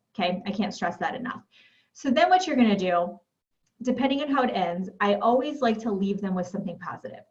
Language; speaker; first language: English; native; English